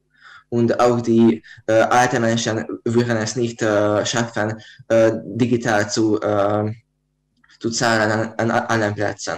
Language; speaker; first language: German; non-native, learner; Hungarian